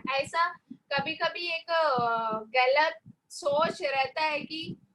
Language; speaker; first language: Hindi; non-native, local second language; Malayalam